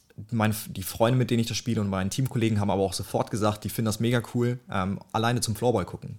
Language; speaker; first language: German; early bilingual, other home language; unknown